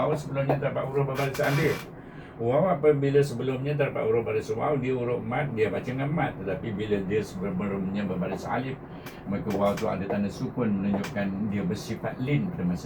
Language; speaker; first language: Malay; native; Malay